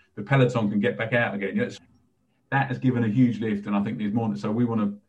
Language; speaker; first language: English; native; English